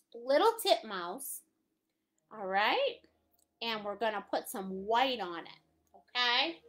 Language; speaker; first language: English; native; English